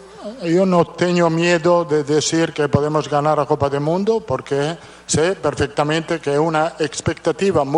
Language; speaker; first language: Portuguese; non-native, learner; Italian